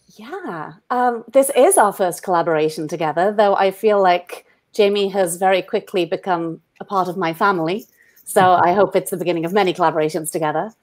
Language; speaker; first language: English; native; English